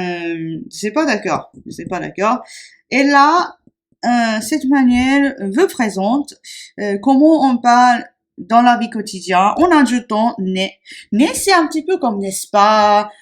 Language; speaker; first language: French; non-native, fluent; Japanese